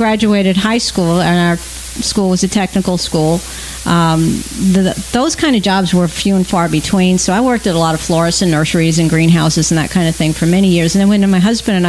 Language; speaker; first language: English; native; English